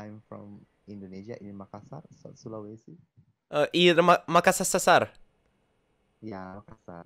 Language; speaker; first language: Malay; non-native, learner; Russian